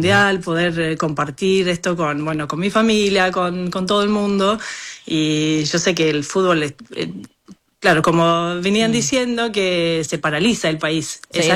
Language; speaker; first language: Spanish; non-native, fluent; Norwegian